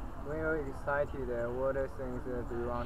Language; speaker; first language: English; non-native, learner; Chinese